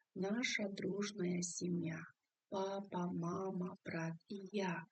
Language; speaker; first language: Russian; non-native, local second language; Kazakh